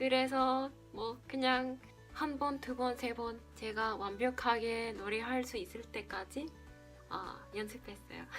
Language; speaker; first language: Korean; non-native, fluent; Spanish